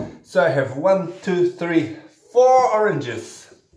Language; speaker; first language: English; non-native, fluent; Polish